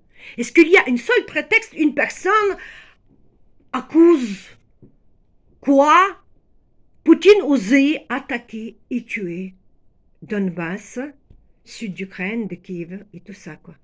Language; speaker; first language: French; non-native, fluent; Ukrainian